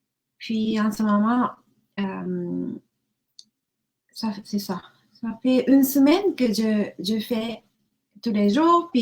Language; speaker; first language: French; non-native, learner; Japanese